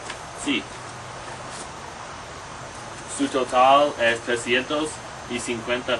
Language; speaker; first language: Spanish; non-native, learner; English